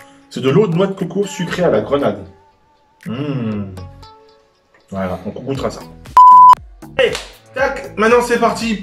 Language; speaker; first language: French; native; French